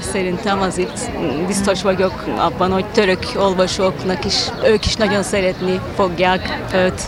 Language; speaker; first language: Hungarian; non-native, fluent; Turkish